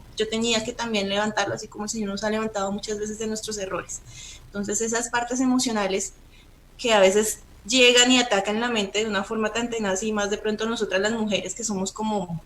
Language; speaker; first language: Spanish; native; Spanish